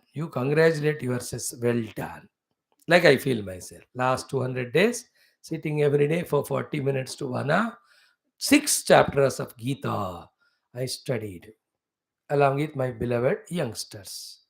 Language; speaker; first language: English; non-native, local second language; Hindi